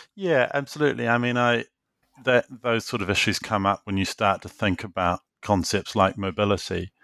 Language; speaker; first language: English; native; English